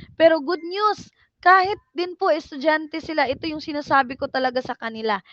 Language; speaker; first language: Filipino; non-native, local second language; Cebuano